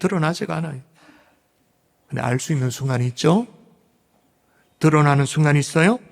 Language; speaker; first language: Korean; native; Korean